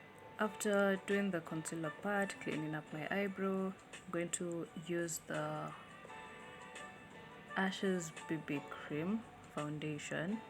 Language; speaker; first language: English; non-native, local second language; Swahili